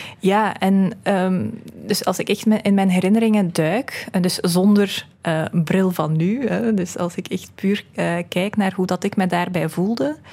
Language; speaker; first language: Dutch; early bilingual, other home language; Russian